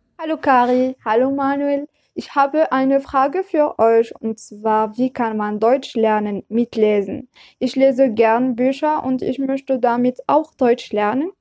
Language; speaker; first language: German; non-native, learner; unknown